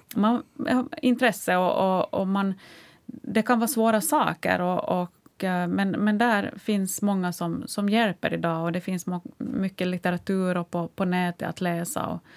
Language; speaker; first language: Swedish; native; Swedish